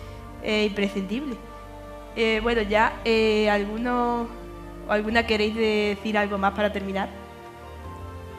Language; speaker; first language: Spanish; native; Spanish